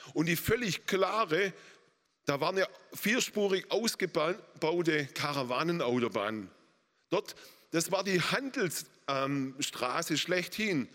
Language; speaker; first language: German; native; German